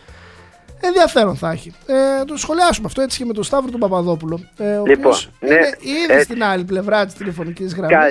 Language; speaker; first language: Greek; native; Greek